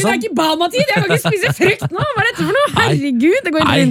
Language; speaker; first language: Norwegian; native; Norwegian